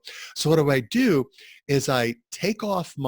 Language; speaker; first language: English; native; English